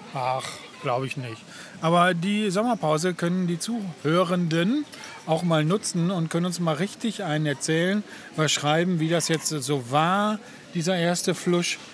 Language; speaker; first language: German; native; German